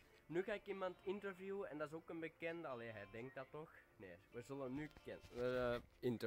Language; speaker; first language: Dutch; native; Dutch